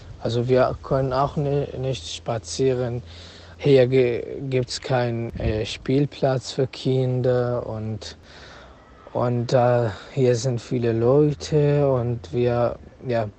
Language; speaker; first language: German; non-native, learner; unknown